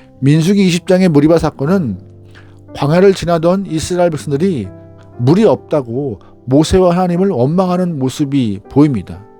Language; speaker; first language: Korean; native; Korean